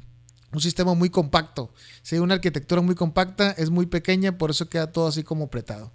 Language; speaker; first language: Spanish; native; Spanish